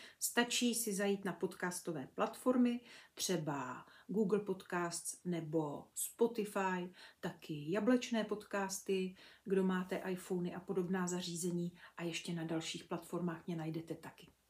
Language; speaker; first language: Czech; native; Czech